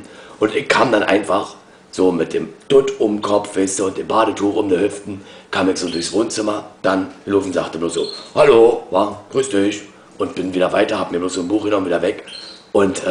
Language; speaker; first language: German; native; German